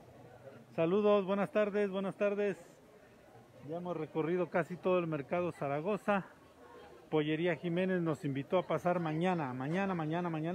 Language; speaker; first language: Spanish; native; Spanish